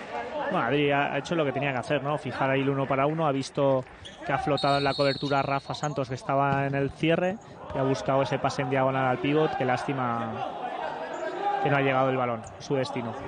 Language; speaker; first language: Spanish; native; Spanish